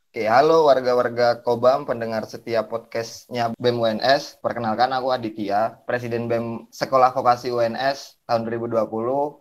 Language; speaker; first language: Indonesian; native; Indonesian